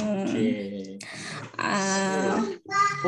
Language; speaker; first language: English; non-native, fluent; Indonesian